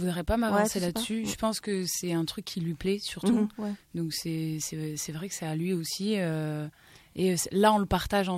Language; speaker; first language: French; native; French